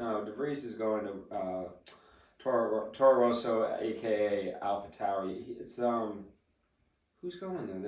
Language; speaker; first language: English; native; English